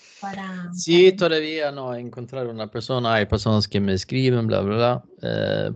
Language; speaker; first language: Spanish; non-native, fluent; Swedish